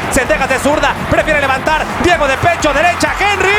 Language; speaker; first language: Spanish; native; Spanish